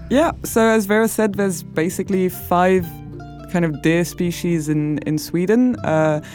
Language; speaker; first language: English; non-native, fluent; French